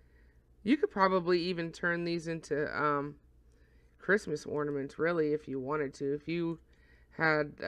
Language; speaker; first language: English; native; English